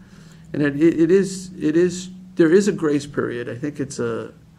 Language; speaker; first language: English; native; English